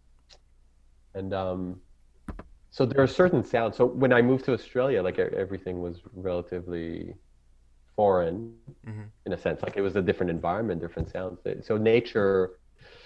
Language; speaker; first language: English; non-native, fluent; Hebrew